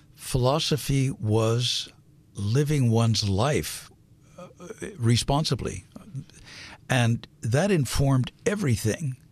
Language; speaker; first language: English; native; English